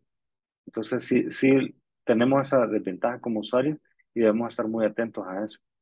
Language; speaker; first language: Spanish; native; Spanish